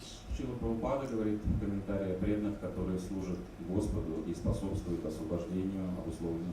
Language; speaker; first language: Russian; native; Russian